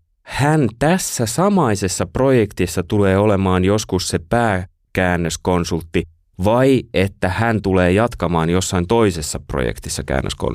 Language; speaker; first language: Finnish; native; Finnish